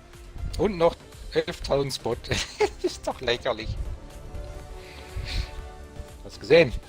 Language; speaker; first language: German; native; German